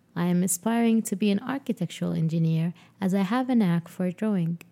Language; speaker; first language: English; non-native, fluent; Arabic